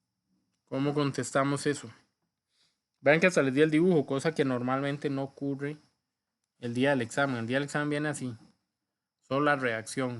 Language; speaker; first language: Spanish; native; Spanish